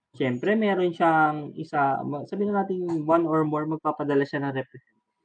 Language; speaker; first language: Filipino; native; Filipino